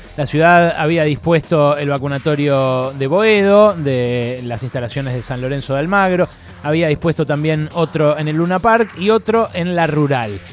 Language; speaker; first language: Spanish; native; Spanish